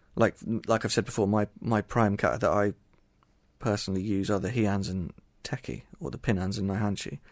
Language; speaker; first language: English; native; English